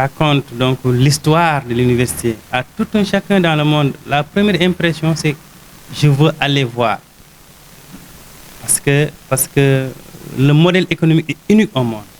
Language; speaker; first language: French; non-native, local second language; Wolof